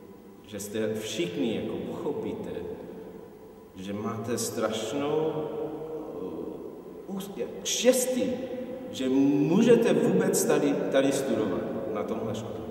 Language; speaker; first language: Czech; non-native, fluent; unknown